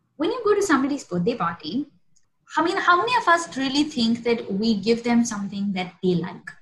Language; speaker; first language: English; non-native, local second language; Hindi